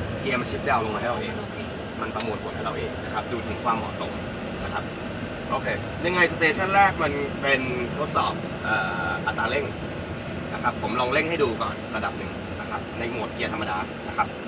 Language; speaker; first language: Thai; native; Thai